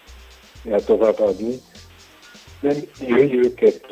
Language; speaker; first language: Hungarian; non-native, learner; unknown